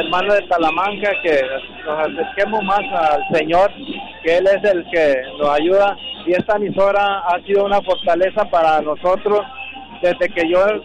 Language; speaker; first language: Spanish; native; Spanish